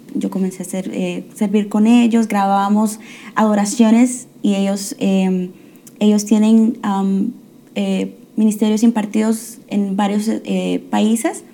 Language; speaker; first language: Spanish; early bilingual, heritage; Spanish